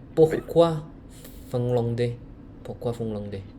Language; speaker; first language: French; non-native, fluent; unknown